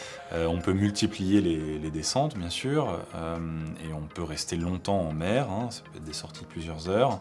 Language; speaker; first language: French; native; French